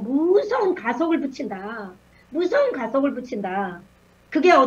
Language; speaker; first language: Korean; native; Korean